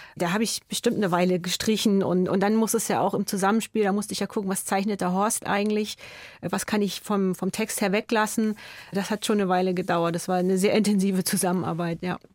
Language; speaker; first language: German; native; German